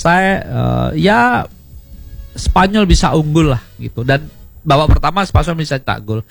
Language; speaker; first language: Indonesian; native; Indonesian